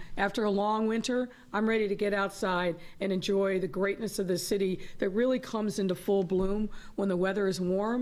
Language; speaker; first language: English; native; English